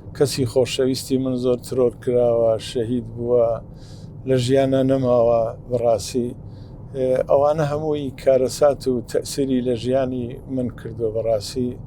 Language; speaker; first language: Central Kurdish; native; Central Kurdish